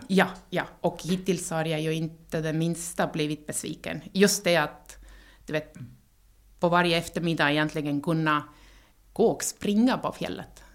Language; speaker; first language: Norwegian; non-native, fluent; Estonian